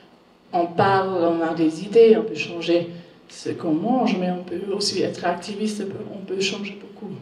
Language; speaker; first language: French; non-native, learner; German